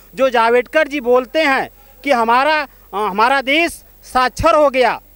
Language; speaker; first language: Hindi; native; Hindi